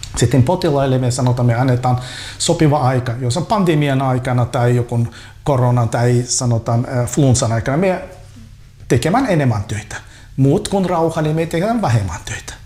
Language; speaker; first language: Finnish; non-native, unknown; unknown